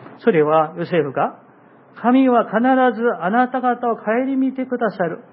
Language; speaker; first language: Japanese; non-native, fluent; Korean